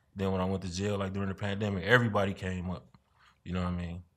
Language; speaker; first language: English; native; English